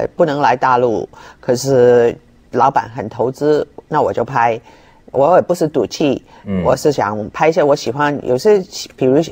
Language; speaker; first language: Chinese; non-native, fluent; Cantonese